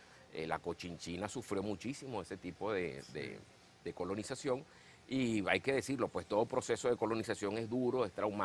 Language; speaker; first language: Spanish; native; Spanish